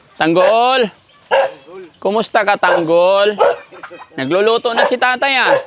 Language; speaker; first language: Filipino; native; Filipino